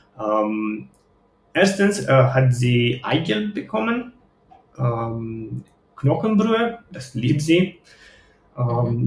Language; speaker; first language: German; non-native, fluent; Romanian